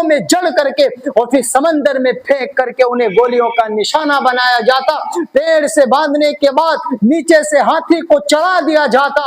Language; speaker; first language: Urdu; native; Urdu